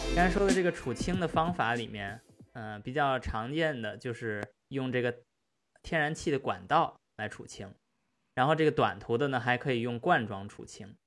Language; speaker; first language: Chinese; native; Chinese